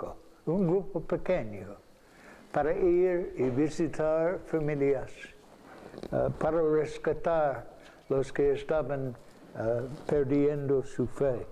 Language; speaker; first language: Spanish; non-native, fluent; English